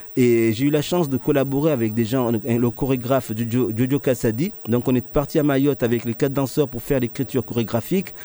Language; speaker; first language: French; early bilingual, other home language; Ngazidja Comorian